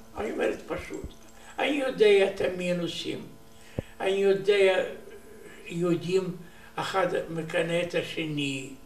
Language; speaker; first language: Hebrew; non-native, learner; Romanian